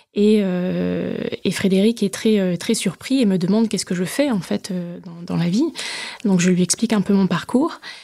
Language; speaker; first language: French; native; French